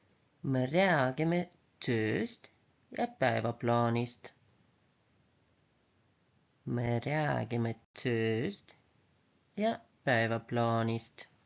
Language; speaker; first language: Estonian; non-native, local second language; Russian